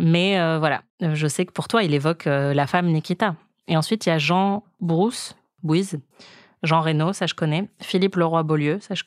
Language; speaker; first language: French; native; French